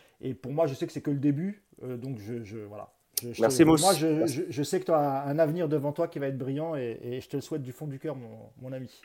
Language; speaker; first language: French; native; French